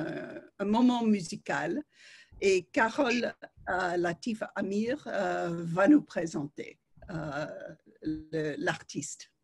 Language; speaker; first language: French; non-native, fluent; English